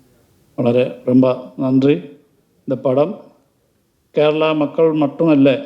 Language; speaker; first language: Tamil; non-native, learner; Malayalam